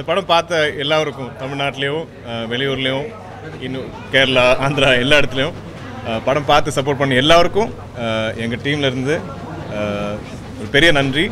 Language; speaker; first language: Tamil; non-native, local second language; Malayalam